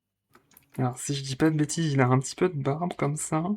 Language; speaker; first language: French; native; French